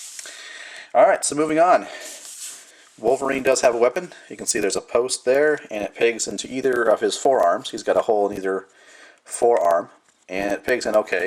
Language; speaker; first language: English; native; English